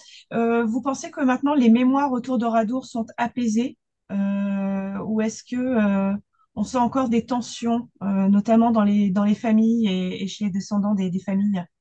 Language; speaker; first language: French; native; French